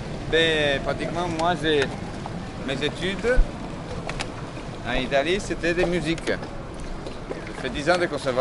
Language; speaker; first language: French; non-native, fluent; Italian